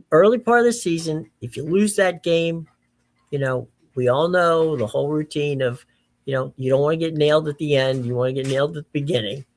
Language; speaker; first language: English; native; English